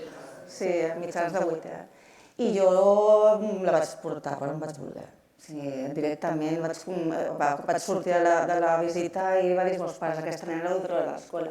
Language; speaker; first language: Catalan; non-native, local second language; Spanish